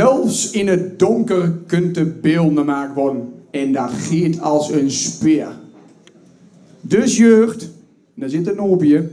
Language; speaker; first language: Dutch; native; Dutch